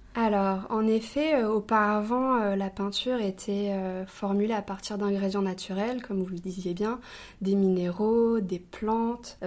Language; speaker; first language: French; native; French